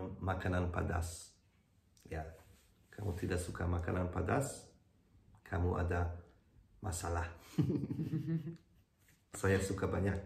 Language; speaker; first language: Indonesian; non-native, learner; Hungarian